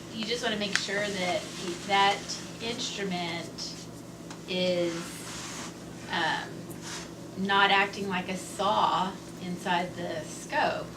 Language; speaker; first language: English; native; English